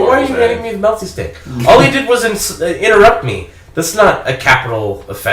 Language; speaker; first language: English; native; English